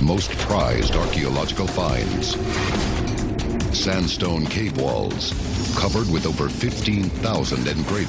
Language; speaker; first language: English; native; English